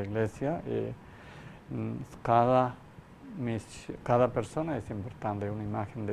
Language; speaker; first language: Spanish; non-native, learner; Malayalam